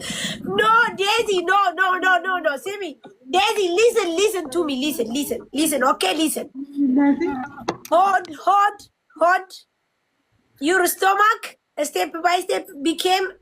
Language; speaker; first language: English; non-native, learner; Amharic